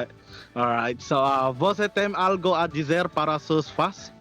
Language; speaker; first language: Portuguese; non-native, learner; English